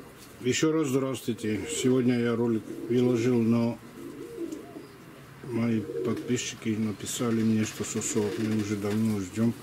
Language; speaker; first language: Russian; non-native, local second language; Georgian